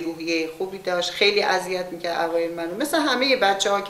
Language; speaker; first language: Persian; native; Persian